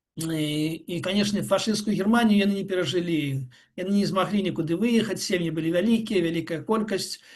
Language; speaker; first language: Belarusian; non-native, local second language; Russian